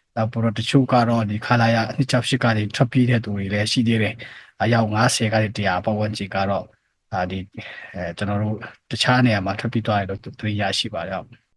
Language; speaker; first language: Burmese; non-native, local second language; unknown